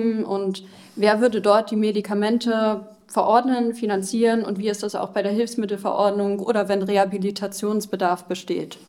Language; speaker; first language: German; native; German